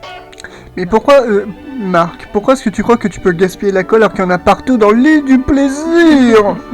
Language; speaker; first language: French; native; French